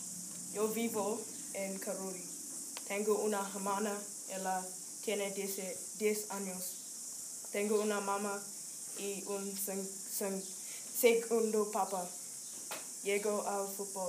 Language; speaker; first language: Spanish; non-native, learner; English